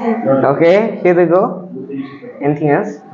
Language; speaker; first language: English; non-native, learner; Bangla